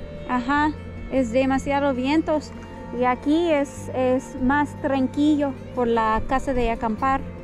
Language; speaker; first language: Spanish; non-native, learner; English